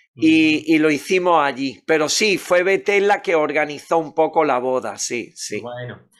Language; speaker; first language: Spanish; native; Spanish